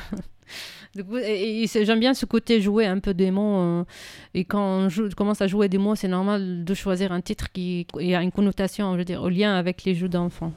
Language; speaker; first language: French; non-native, fluent; Arabic